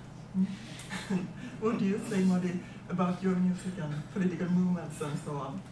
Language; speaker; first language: English; non-native, fluent; Swedish